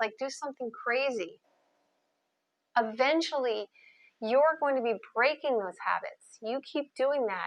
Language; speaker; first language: English; native; English